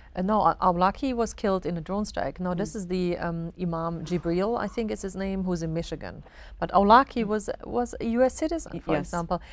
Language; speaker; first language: English; non-native, fluent; Arabic